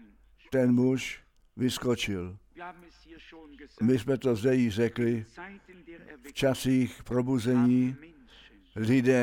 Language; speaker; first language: Czech; non-native, fluent; German